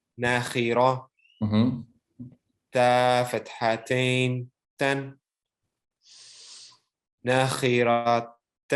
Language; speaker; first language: Arabic; non-native, learner; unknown